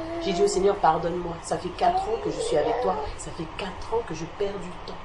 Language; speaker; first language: French; native; French